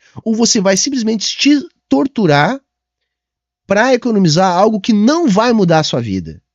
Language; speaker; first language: Portuguese; native; Portuguese